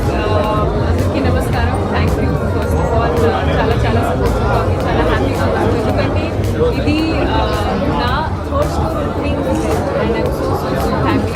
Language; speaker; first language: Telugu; non-native, learner; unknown